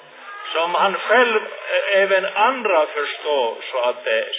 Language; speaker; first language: Swedish; non-native, fluent; Finnish